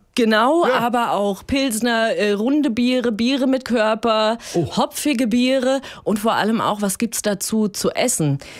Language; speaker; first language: German; native; German